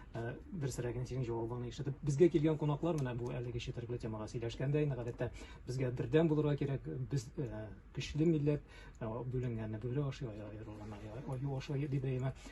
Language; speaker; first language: Tatar; native; Tatar